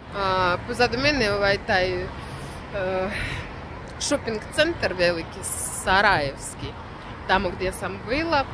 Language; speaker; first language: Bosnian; non-native, learner; Russian